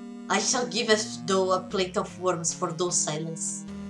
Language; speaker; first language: English; non-native, fluent; Portuguese